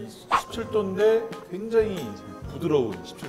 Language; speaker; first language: Korean; native; Korean